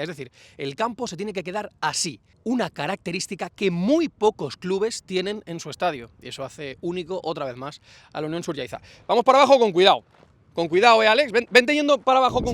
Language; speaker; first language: Spanish; native; Spanish